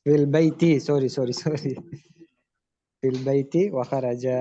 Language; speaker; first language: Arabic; non-native, learner; Urdu